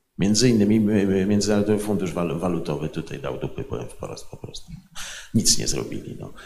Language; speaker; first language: Polish; native; Polish